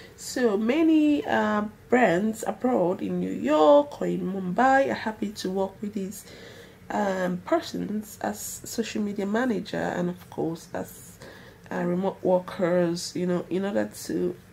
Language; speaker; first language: English; non-native, local second language; Igbo